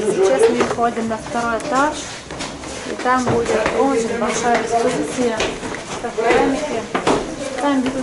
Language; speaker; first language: Russian; non-native, local second language; Lithuanian